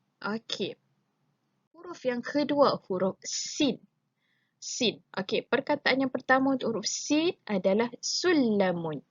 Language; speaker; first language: Malay; native; Malay